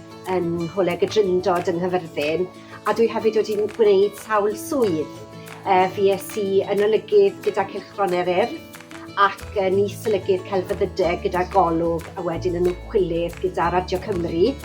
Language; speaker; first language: Welsh; native; Welsh